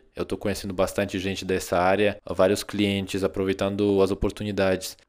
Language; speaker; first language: Portuguese; non-native, fluent; Russian